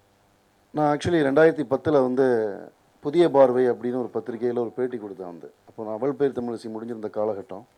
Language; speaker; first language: Tamil; native; Tamil